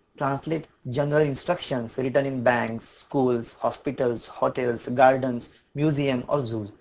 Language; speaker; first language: English; non-native, local second language; Marathi